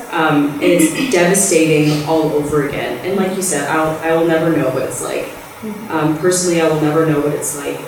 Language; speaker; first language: English; early bilingual, other home language; Spanish